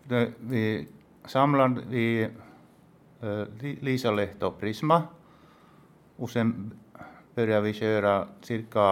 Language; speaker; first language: Swedish; non-native, local second language; Finnish